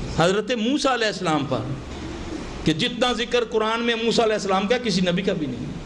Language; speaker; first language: Urdu; non-native, local second language; Punjabi